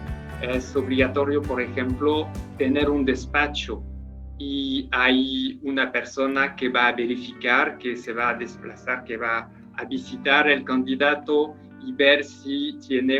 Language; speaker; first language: Spanish; non-native, fluent; French